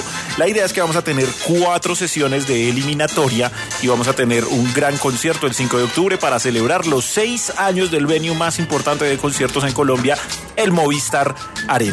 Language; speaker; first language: Spanish; native; Spanish